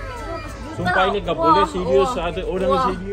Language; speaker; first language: Indonesian; non-native, learner; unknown